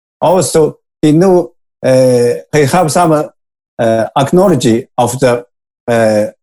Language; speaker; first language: English; non-native, learner; Japanese